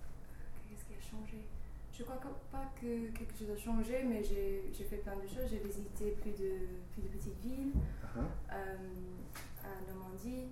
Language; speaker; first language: French; non-native, learner; English